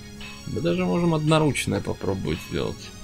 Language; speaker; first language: Russian; native; Russian